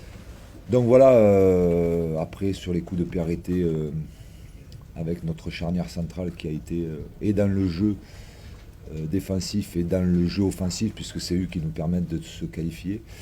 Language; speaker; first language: French; native; French